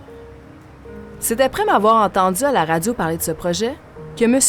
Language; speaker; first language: French; native; French